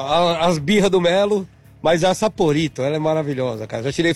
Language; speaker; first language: Portuguese; native; Portuguese